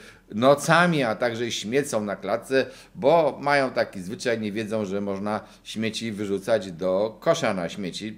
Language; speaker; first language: Polish; native; Polish